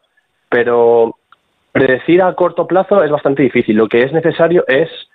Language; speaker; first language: Spanish; native; Spanish